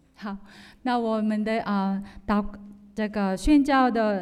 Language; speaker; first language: Chinese; non-native, fluent; Korean